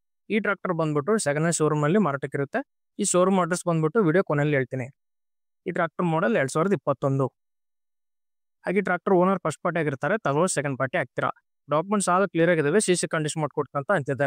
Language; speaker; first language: Kannada; native; Kannada